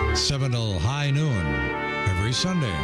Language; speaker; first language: English; native; English